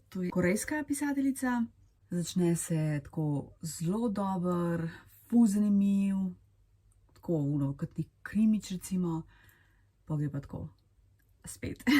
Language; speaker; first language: Slovenian; early bilingual, other home language; Serbian